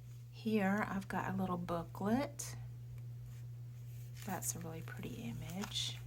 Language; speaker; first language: English; native; English